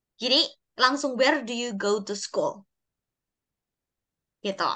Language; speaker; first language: Indonesian; native; Indonesian